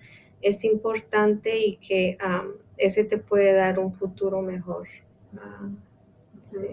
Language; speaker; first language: Spanish; non-native, local second language; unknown